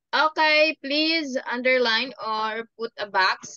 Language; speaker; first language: English; non-native, fluent; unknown